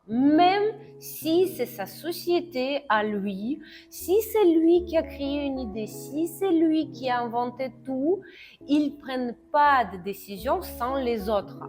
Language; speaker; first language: French; non-native, fluent; Russian